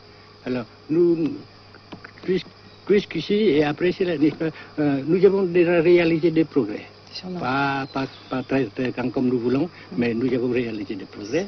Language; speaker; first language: French; non-native, fluent; Vietnamese